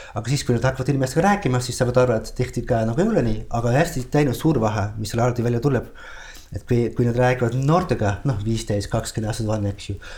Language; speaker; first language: Estonian; non-native, fluent; Dutch